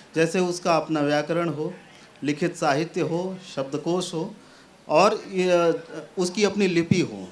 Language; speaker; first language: Hindi; native; Hindi